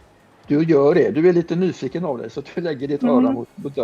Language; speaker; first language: Swedish; native; Swedish